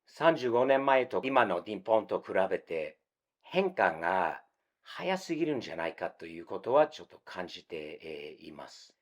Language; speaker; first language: Japanese; non-native, fluent; English